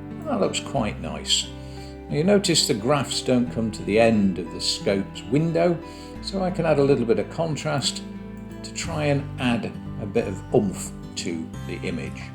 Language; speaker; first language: English; native; English